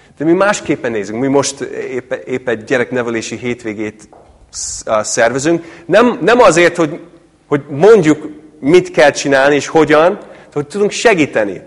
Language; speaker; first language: Hungarian; non-native, fluent; English